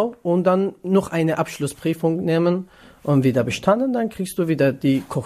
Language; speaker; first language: German; non-native, learner; Kurdish